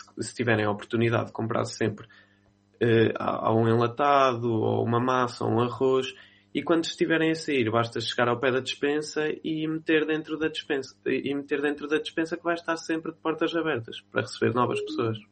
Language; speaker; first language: Portuguese; native; Portuguese